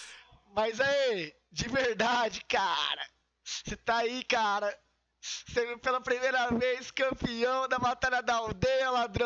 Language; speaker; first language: Portuguese; native; Portuguese